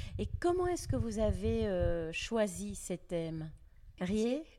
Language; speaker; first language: French; native; French